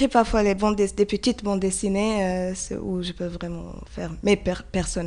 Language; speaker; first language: French; non-native, learner; Arabic